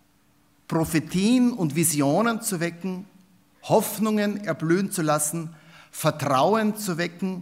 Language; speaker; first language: German; native; German